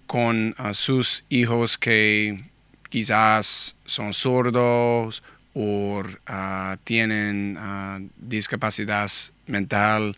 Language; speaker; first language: Spanish; non-native, learner; English